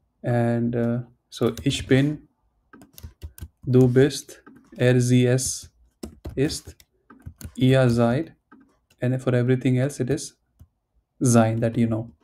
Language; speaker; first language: German; non-native, fluent; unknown